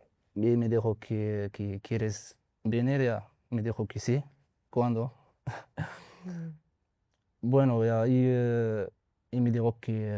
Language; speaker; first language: Spanish; non-native, learner; Arabic